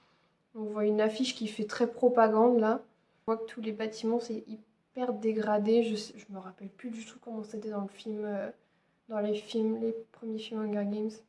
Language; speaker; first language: French; native; French